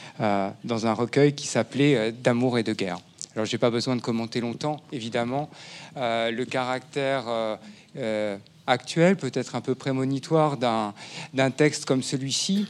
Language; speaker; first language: French; native; French